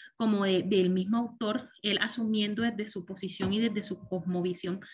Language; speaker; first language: Spanish; native; Spanish